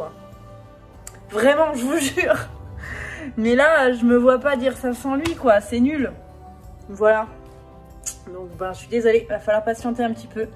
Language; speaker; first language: French; native; French